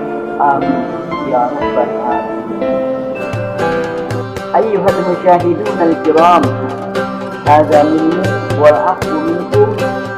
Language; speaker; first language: Arabic; non-native, learner; Indonesian